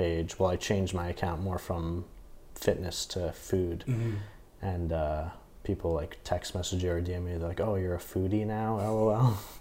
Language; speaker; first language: English; native; English